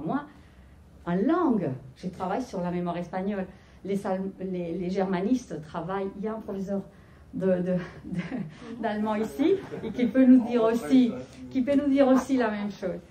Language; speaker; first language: French; non-native, fluent; Spanish